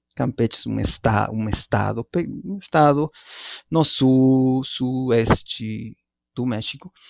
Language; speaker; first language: Portuguese; non-native, fluent; Spanish